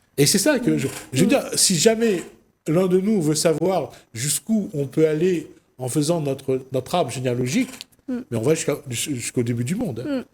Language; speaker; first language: French; native; French